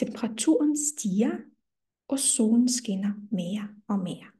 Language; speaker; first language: Danish; non-native, fluent; Russian